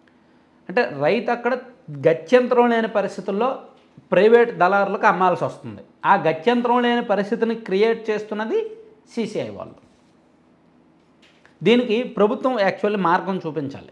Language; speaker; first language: Telugu; native; Telugu